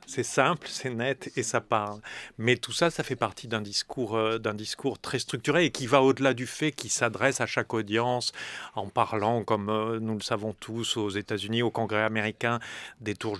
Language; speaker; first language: French; native; French